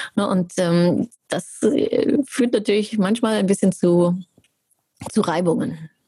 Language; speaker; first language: German; native; German